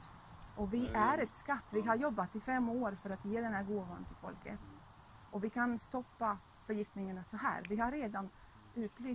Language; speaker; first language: Swedish; non-native, fluent; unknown